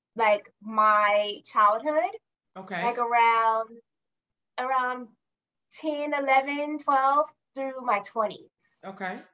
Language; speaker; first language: English; native; English